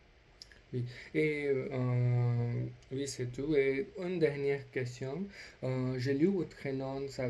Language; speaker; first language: French; non-native, learner; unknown